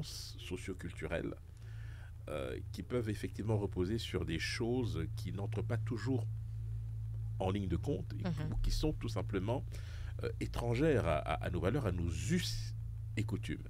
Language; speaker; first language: French; native; French